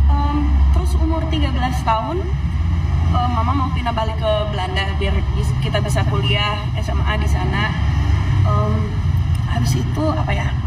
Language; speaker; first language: Indonesian; early bilingual, other home language; Dutch